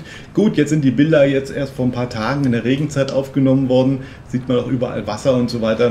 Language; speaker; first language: German; native; German